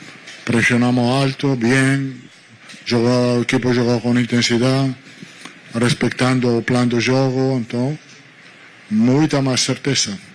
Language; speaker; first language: Portuguese; non-native, learner; Italian